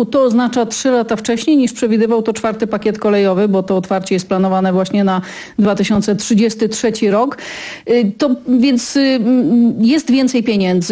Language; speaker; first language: Polish; native; Polish